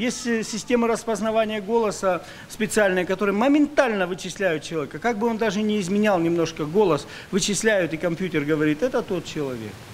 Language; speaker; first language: Russian; native; Russian